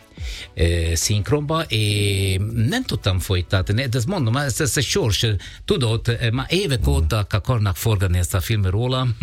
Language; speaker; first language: Hungarian; non-native, learner; Italian